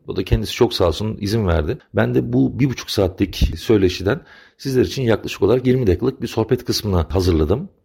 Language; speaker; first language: Turkish; native; Turkish